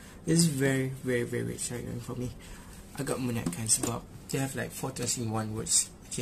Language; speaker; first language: English; non-native, local second language; Malay